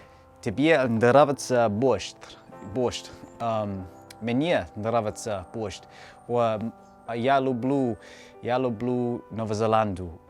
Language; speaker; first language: Russian; non-native, learner; English